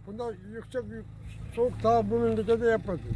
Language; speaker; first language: Turkish; non-native, local second language; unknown